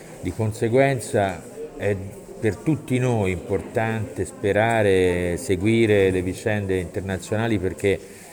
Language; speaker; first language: Italian; native; Italian